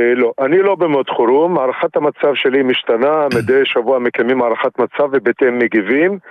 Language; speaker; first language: Hebrew; non-native, local second language; Arabic